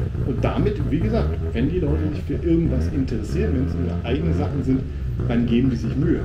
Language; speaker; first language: German; native; German